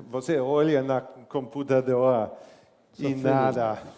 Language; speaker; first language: Portuguese; non-native, learner; English